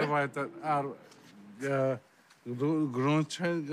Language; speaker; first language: German; non-native, learner; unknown